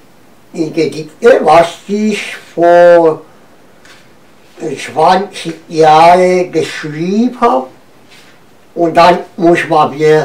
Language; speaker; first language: German; non-native, learner; Romanian